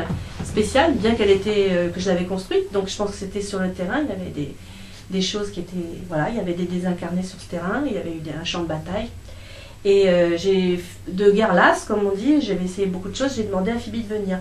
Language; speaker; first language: French; native; French